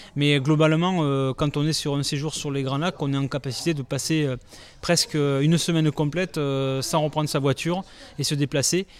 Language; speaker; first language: French; native; French